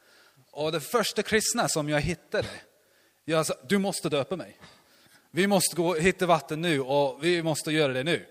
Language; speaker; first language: Swedish; non-native, learner; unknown